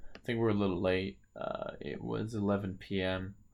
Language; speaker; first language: English; early bilingual, other home language; French